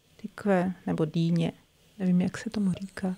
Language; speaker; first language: Czech; non-native, fluent; Russian